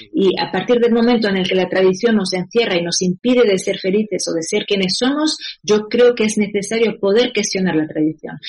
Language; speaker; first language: Spanish; non-native, fluent; Arabic